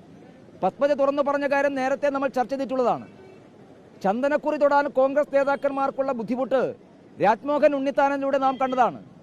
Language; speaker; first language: Malayalam; native; Malayalam